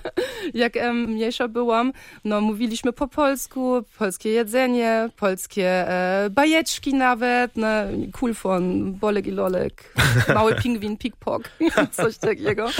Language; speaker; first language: Polish; early bilingual, heritage; Polish